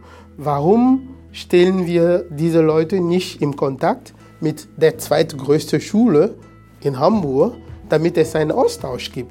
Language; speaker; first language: German; non-native, fluent; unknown